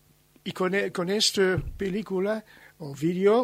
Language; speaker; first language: Spanish; non-native, learner; German